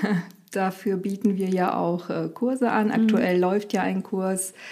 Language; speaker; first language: German; early bilingual, other home language; Romanian